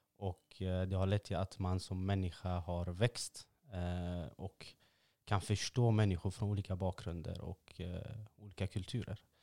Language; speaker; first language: Swedish; early bilingual, other home language; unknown